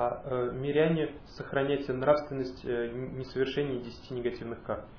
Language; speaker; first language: Russian; native; Russian